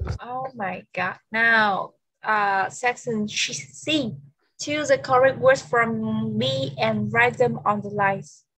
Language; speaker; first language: English; non-native, fluent; Vietnamese